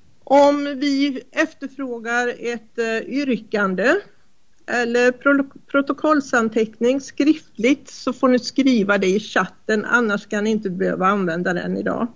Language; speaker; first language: Swedish; native; Swedish